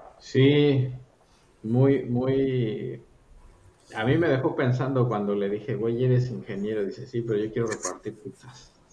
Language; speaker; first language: Spanish; native; Spanish